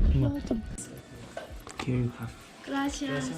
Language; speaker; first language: Spanish; non-native, learner; Korean